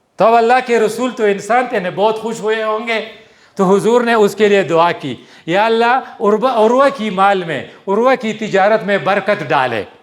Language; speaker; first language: Urdu; non-native, local second language; Pashto